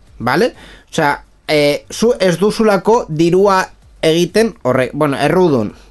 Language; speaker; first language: Basque; non-native, local second language; Spanish